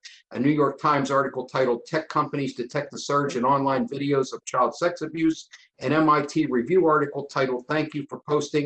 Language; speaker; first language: English; native; English